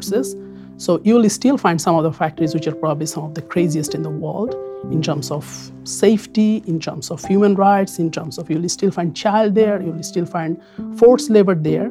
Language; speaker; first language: English; non-native, local second language; Bangla